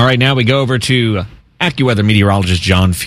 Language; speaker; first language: English; native; English